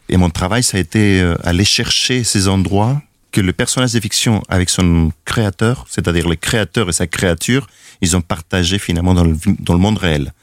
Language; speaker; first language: French; non-native, fluent; Spanish